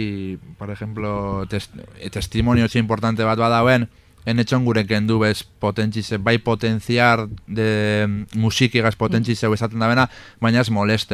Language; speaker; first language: Basque; native; Basque